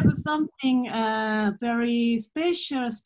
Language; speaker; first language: English; non-native, learner; Korean